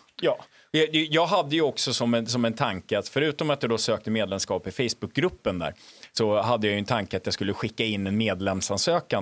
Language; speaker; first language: Swedish; native; Swedish